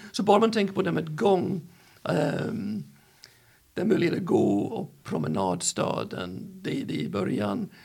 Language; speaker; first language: Swedish; non-native, fluent; English